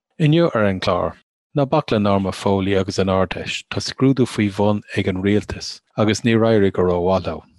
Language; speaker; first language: Irish; non-native, local second language; English